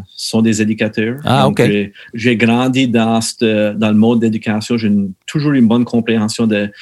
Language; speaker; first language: French; native; French